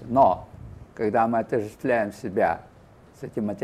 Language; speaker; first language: Russian; native; Russian